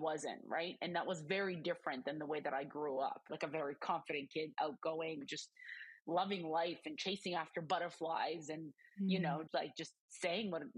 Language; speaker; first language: English; early bilingual, other home language; Croatian